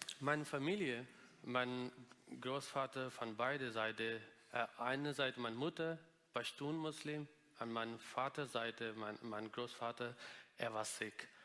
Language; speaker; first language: German; non-native, learner; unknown